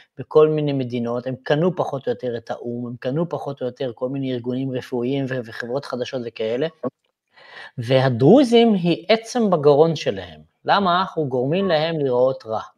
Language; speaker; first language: Hebrew; non-native, local second language; Arabic